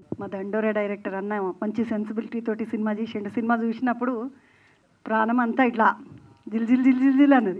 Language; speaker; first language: Telugu; native; Telugu